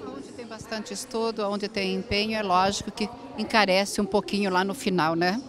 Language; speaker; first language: Portuguese; native; Portuguese